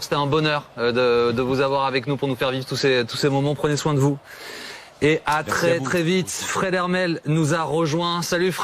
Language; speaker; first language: French; native; French